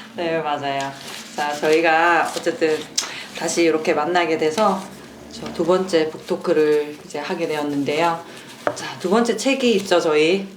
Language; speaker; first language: Korean; native; Korean